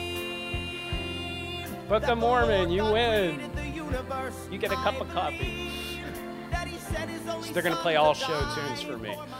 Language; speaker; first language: English; native; English